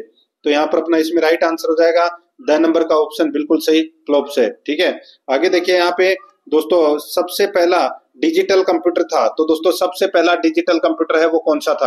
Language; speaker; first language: Hindi; native; Hindi